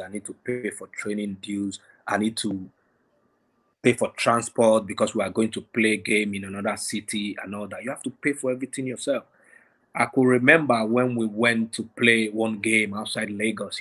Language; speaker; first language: English; non-native, local second language; Yoruba